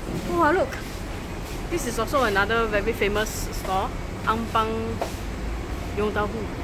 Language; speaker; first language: English; non-native, local second language; Chinese